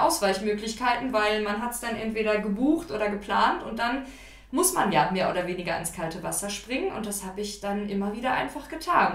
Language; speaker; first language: German; native; German